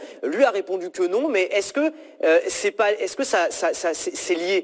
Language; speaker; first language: French; native; French